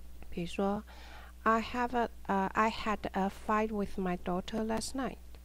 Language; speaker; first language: English; non-native, fluent; Chinese